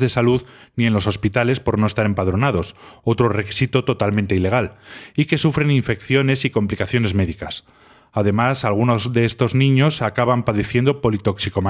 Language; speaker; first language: Spanish; native; Spanish